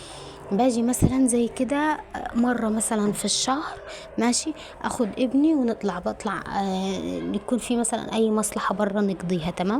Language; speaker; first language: Arabic; native; Arabic